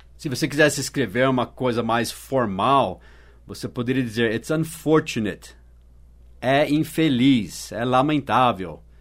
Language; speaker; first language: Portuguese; non-native, fluent; English